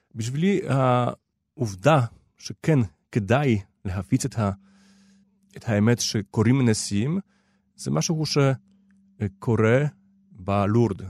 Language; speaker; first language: Hebrew; non-native, fluent; Polish